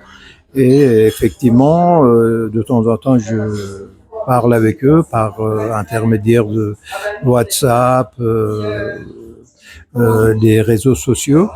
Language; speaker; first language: French; non-native, fluent; Persian